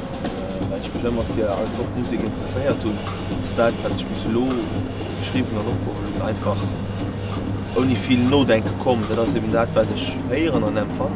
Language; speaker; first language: German; non-native, local second language; Luxembourgish